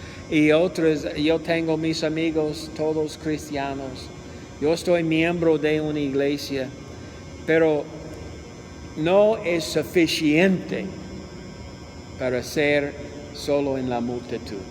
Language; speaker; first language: Spanish; non-native, learner; English